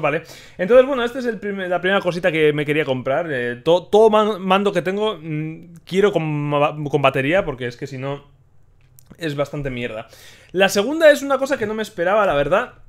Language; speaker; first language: Spanish; native; Spanish